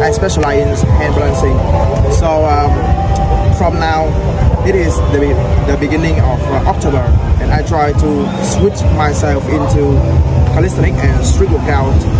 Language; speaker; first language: English; non-native, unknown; Vietnamese